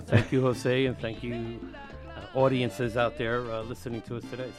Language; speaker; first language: English; early bilingual, other home language; Spanish